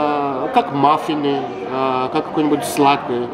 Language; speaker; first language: Russian; non-native, fluent; Greek